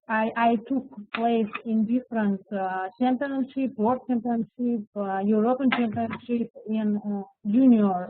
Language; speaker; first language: English; non-native, learner; Russian